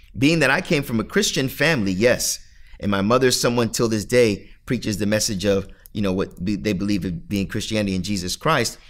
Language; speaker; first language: English; native; English